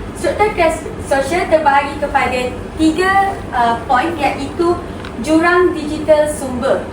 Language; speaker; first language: Malay; native; Malay